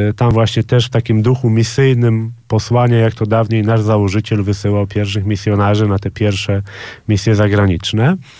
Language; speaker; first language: Polish; native; Polish